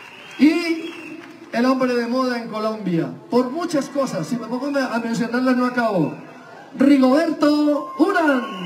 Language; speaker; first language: Spanish; native; Spanish